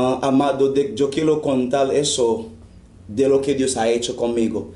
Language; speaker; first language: Spanish; non-native, fluent; Haitian Creole